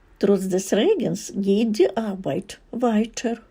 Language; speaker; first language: German; non-native, fluent; Ukrainian